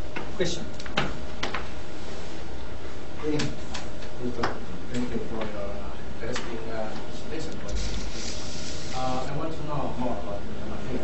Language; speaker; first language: English; non-native, fluent; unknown